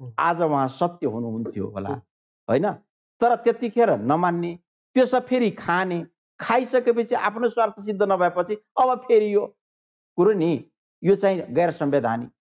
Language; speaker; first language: Nepali; non-native, local second language; Maithili